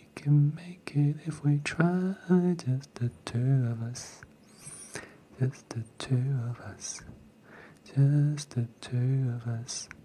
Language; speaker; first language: English; non-native, fluent; Chinese